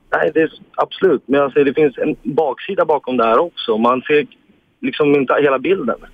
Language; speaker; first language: Swedish; early bilingual, other home language; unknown